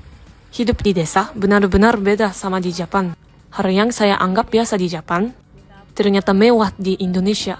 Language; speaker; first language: Indonesian; non-native, learner; Japanese